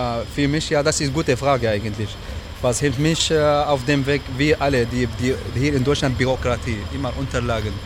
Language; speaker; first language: German; non-native, learner; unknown